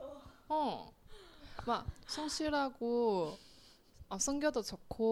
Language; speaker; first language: Korean; non-native, fluent; Chinese